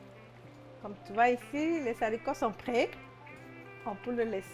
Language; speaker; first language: French; non-native, fluent; Spanish